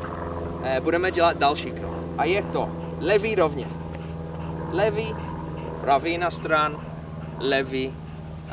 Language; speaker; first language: Czech; non-native, learner; English